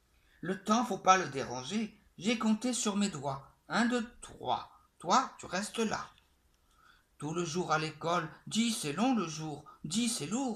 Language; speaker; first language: French; native; French